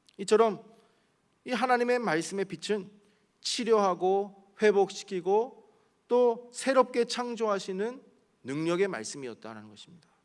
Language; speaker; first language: Korean; early bilingual, heritage; Korean